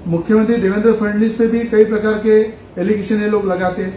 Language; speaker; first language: Hindi; non-native, local second language; Marathi